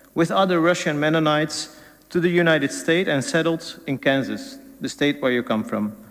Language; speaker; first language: English; non-native, fluent; Dutch